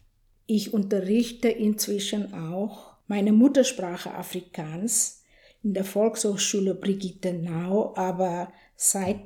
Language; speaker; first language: German; non-native, fluent; Afrikaans